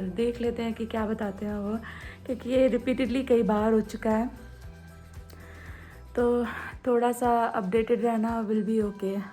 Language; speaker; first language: Hindi; native; Hindi